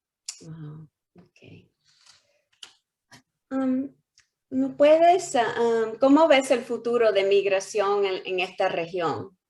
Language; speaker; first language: Spanish; early bilingual, heritage; Spanish